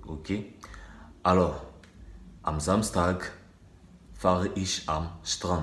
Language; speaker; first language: German; non-native, learner; French